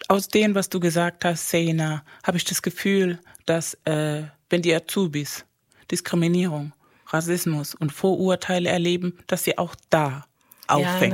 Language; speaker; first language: German; non-native, fluent; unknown